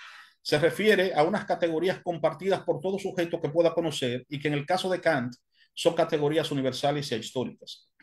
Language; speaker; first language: Spanish; native; Spanish